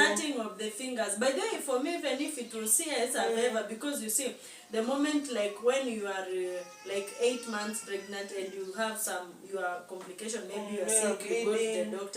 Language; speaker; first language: English; non-native, local second language; Swahili